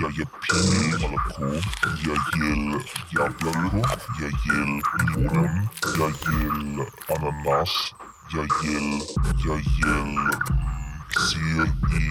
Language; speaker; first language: Russian; non-native, learner; German